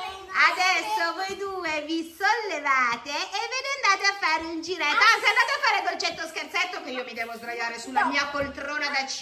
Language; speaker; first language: Italian; native; Italian